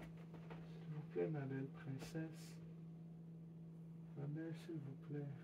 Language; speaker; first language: French; non-native, learner; English